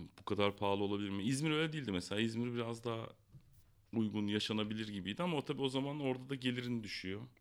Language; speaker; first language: Turkish; native; Turkish